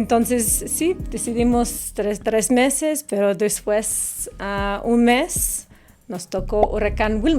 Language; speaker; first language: Spanish; non-native, fluent; English